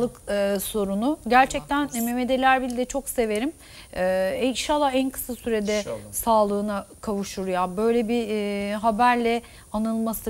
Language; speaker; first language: Turkish; native; Turkish